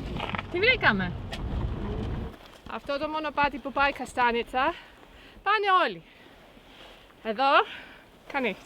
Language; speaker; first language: Greek; non-native, fluent; English